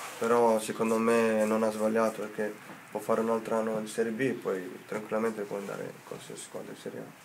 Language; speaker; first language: Italian; non-native, fluent; Slovenian